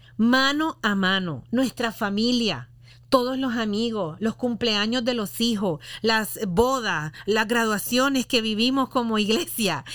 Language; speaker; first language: Spanish; native; Spanish